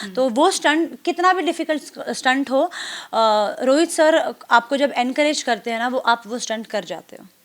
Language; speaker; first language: Hindi; non-native, local second language; Marathi